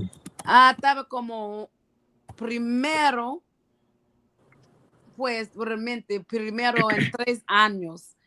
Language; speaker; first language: Spanish; non-native, learner; English